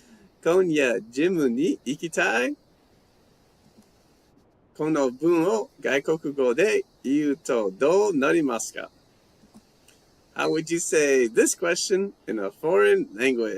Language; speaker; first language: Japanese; non-native, learner; English